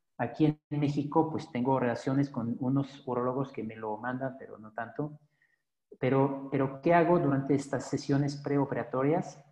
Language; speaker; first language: Spanish; non-native, fluent; French